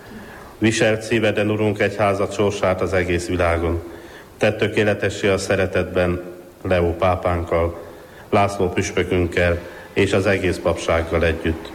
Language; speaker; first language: Hungarian; native; Hungarian